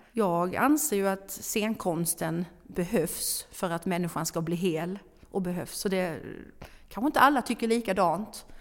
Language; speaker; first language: Swedish; native; Swedish